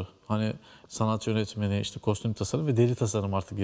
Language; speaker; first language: Turkish; native; Turkish